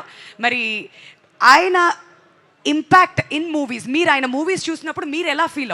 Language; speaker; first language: Telugu; native; Telugu